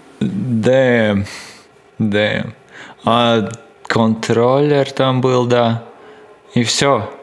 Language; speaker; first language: Russian; non-native, local second language; Latvian